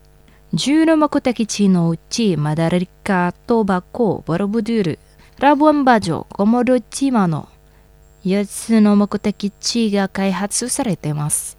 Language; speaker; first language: Japanese; non-native, fluent; Indonesian